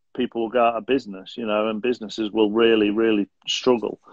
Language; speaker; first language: English; native; English